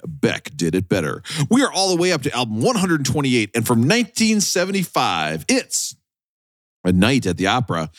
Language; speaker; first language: English; native; English